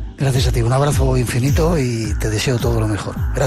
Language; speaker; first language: Spanish; native; Spanish